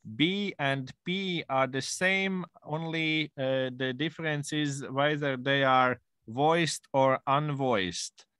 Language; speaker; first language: English; non-native, fluent; Latvian